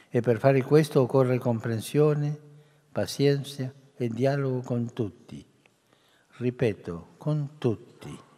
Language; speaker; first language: Italian; early bilingual, heritage; Spanish